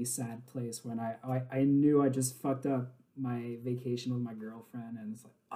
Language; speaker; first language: English; native; English